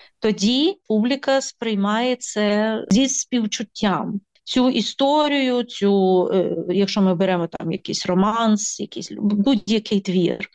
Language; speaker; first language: Ukrainian; native; Ukrainian